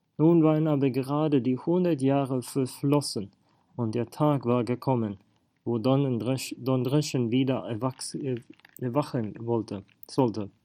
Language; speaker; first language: German; non-native, fluent; Swedish